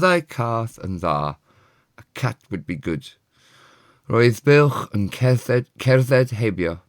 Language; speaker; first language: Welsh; non-native, fluent; English